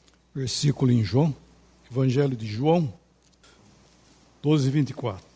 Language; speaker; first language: Portuguese; native; Portuguese